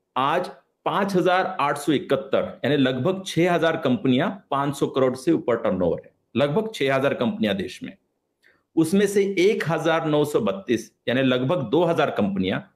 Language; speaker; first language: Hindi; non-native, local second language; Marathi